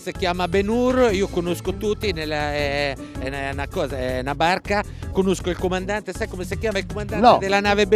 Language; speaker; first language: Italian; native; Italian